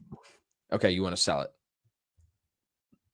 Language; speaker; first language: English; native; English